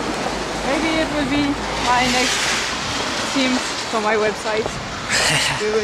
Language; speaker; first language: English; non-native, learner; French